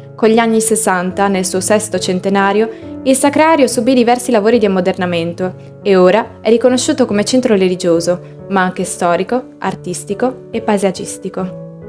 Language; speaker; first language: Italian; native; Italian